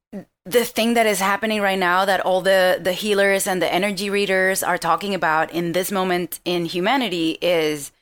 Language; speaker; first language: English; non-native, fluent; Spanish